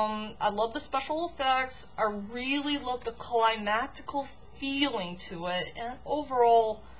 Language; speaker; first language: English; native; English